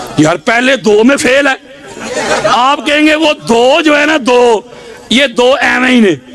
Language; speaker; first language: Urdu; non-native, local second language; Punjabi